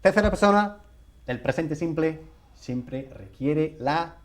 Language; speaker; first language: Spanish; non-native, fluent; English